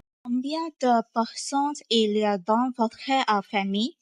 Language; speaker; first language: French; non-native, learner; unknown